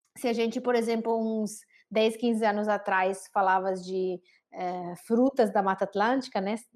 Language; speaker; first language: Portuguese; non-native, fluent; Italian